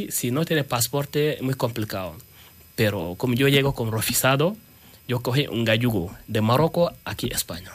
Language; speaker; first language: Spanish; non-native, learner; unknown